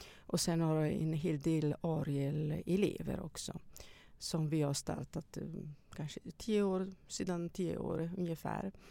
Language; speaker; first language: Swedish; non-native, fluent; Italian